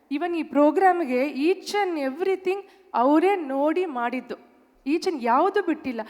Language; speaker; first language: Kannada; non-native, local second language; Tamil